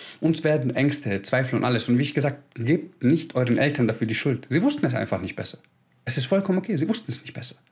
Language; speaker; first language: German; early bilingual, other home language; Croatian